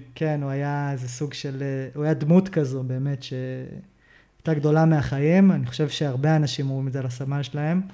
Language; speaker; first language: Hebrew; native; Hebrew